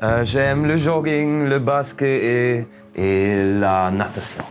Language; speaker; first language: French; non-native, local second language; German